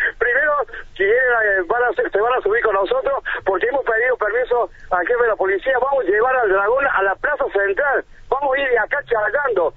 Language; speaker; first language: Spanish; native; Spanish